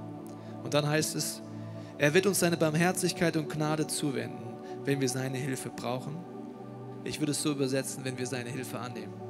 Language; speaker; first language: German; native; German